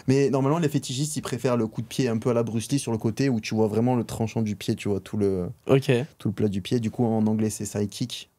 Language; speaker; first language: French; native; French